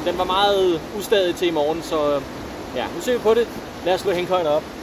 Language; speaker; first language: Danish; native; Danish